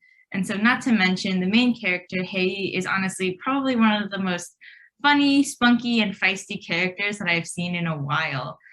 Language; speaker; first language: English; native; English